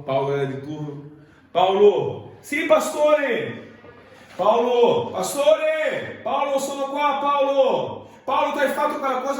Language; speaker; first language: Italian; non-native, fluent; Portuguese